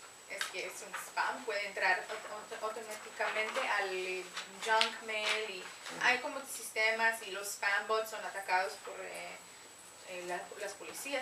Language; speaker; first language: Spanish; non-native, fluent; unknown